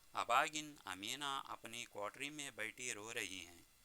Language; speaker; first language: Hindi; non-native, local second language; Telugu